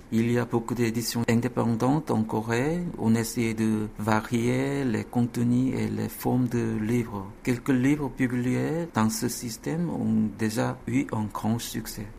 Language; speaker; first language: French; non-native, fluent; Korean